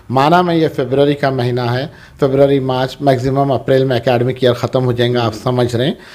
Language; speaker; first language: Urdu; native; Urdu